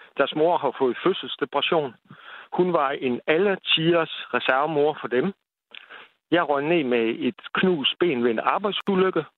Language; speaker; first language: Danish; native; Danish